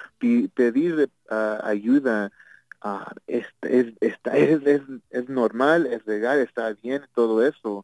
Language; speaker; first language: Spanish; early bilingual, heritage; Spanish